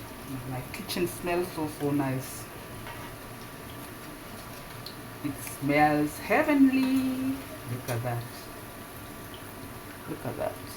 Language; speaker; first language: English; non-native, local second language; Swahili